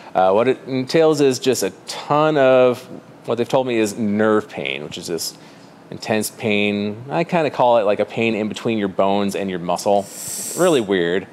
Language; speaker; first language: English; native; English